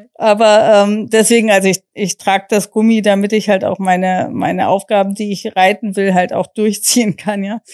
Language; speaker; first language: German; non-native, fluent; English